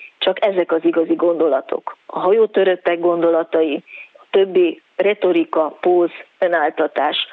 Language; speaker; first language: Hungarian; native; Hungarian